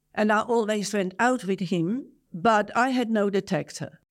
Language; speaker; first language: English; non-native, fluent; Dutch